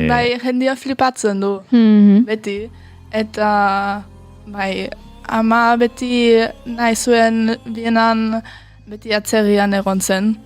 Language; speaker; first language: Basque; early bilingual, heritage; Basque